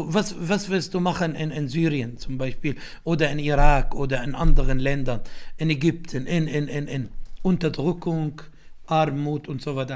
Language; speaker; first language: German; non-native, fluent; Arabic